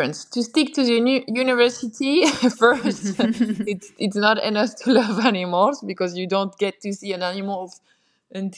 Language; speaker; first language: English; non-native, fluent; French